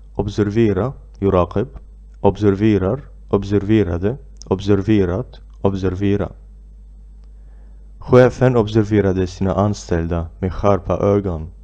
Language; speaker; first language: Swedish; non-native, fluent; Arabic